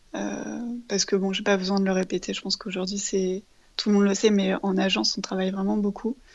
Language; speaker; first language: French; native; French